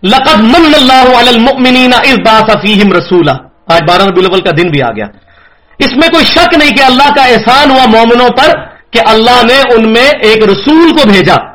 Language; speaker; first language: Urdu; non-native, local second language; Punjabi